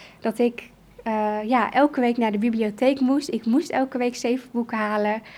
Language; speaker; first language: Dutch; early bilingual, other home language; Kurdish